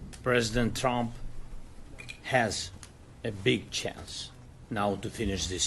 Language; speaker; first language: English; non-native, learner; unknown